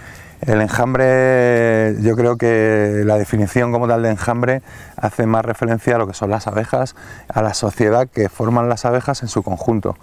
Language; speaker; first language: Spanish; native; Spanish